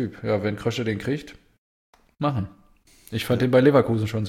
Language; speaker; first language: German; native; German